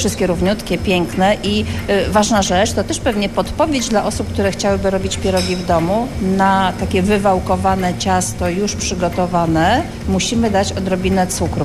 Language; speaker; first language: Polish; native; Polish